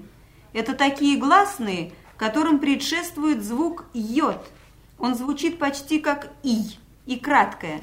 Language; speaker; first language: Russian; native; Russian